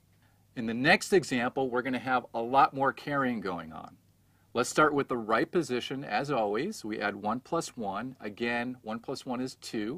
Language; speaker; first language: English; native; English